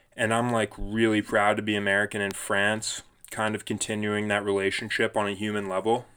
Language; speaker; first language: English; native; English